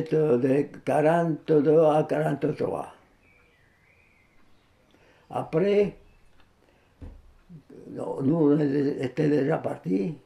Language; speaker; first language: French; non-native, fluent; Spanish